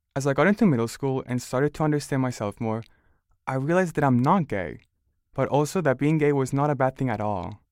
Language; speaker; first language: English; early bilingual, other home language; Spanish